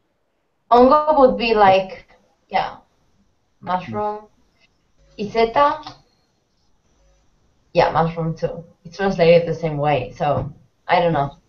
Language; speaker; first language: English; non-native, fluent; Spanish